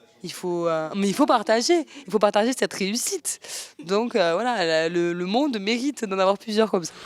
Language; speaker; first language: French; native; French